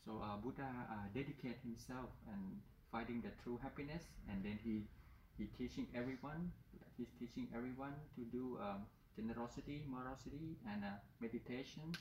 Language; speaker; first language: English; non-native, learner; Thai